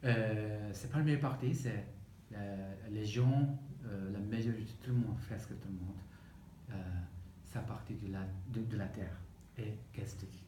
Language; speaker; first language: French; non-native, learner; Tibetan